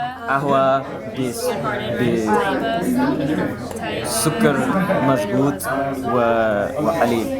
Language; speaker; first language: Arabic; non-native, learner; English